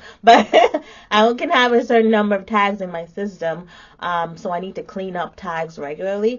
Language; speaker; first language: English; native; English